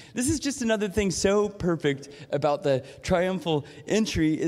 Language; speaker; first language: English; native; English